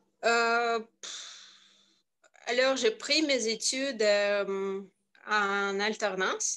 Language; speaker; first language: French; non-native, learner; Russian